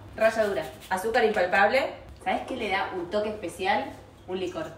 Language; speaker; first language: Spanish; native; Spanish